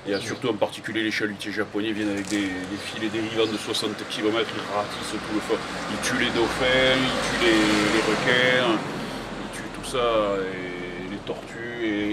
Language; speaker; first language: French; native; French